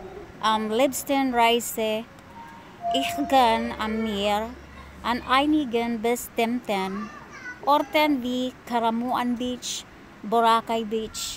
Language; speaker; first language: German; non-native, learner; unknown